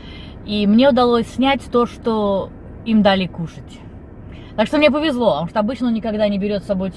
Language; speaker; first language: Russian; native; Russian